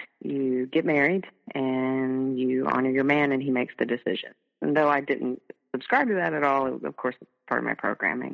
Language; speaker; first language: English; native; English